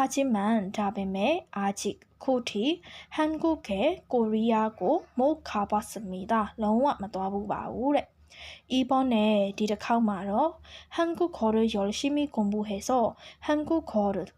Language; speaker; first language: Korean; non-native, fluent; Burmese